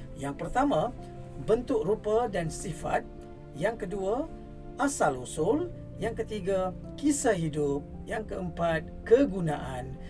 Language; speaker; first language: Malay; non-native, local second language; Tamil